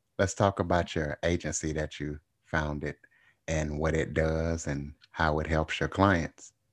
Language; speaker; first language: English; native; English